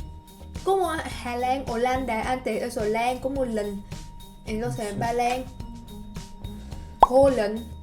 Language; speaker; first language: Spanish; non-native, learner; Vietnamese